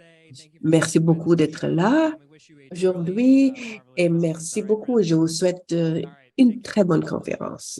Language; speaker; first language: French; non-native, fluent; English